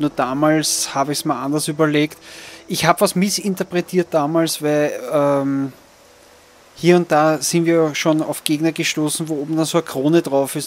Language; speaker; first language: German; native; German